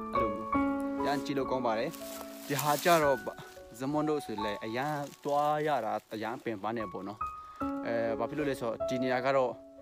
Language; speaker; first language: Burmese; non-native, local second language; Tedim Chin